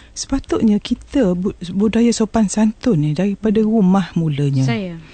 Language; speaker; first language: Malay; native; Malay